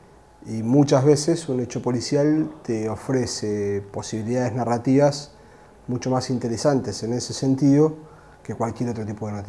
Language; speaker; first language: Spanish; native; Spanish